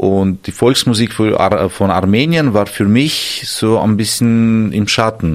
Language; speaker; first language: German; non-native, fluent; Armenian